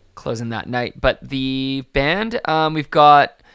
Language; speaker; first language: English; native; English